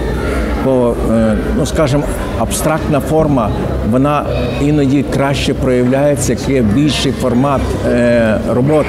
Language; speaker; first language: Ukrainian; native; Ukrainian